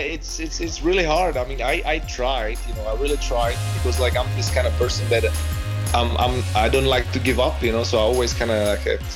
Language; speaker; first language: English; non-native, fluent; Czech